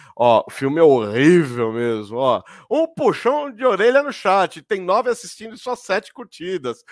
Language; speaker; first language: Portuguese; native; Portuguese